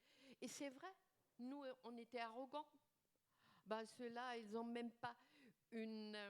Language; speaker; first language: French; non-native, fluent; German